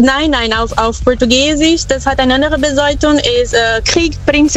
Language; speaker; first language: German; non-native, fluent; Portuguese